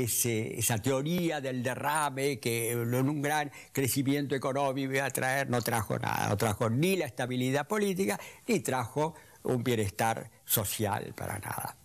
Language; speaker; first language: Spanish; native; Spanish